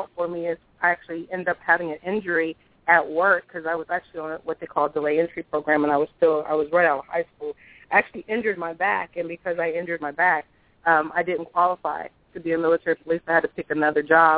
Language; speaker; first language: English; native; English